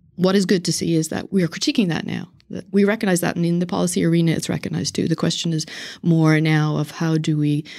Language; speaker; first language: English; native; English